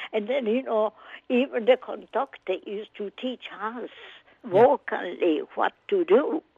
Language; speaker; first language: English; non-native, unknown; Italian